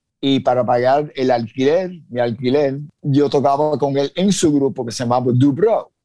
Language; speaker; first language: Spanish; native; Spanish